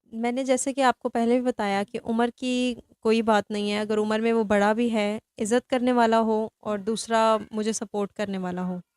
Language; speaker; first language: Urdu; non-native, local second language; Sindhi